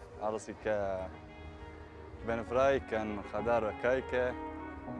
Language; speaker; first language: Dutch; non-native, learner; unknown